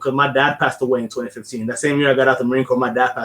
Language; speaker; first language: English; native; English